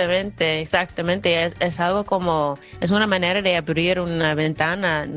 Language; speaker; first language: Spanish; non-native, fluent; English